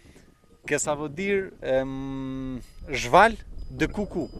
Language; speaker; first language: French; non-native, fluent; Albanian